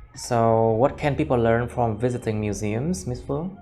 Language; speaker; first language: English; non-native, fluent; Vietnamese